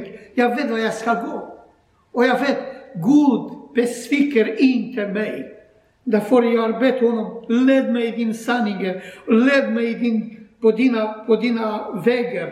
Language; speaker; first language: Swedish; non-native, learner; Croatian